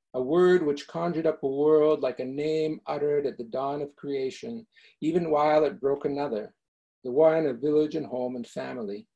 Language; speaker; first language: English; early bilingual, other home language; Italian